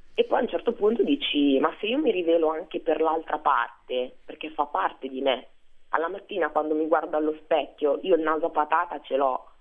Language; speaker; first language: Italian; early bilingual, other home language; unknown